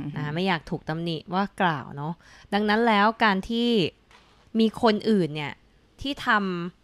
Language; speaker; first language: Thai; native; Thai